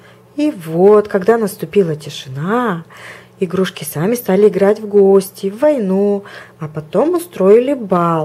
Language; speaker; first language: Russian; native; Russian